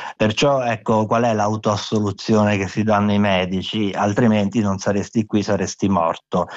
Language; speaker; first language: Italian; non-native, local second language; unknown